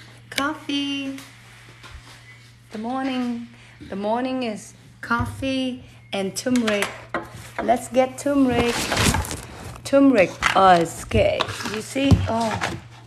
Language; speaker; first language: English; non-native, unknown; Vietnamese